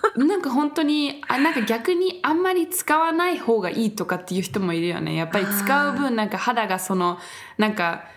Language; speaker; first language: Japanese; early bilingual, heritage; Japanese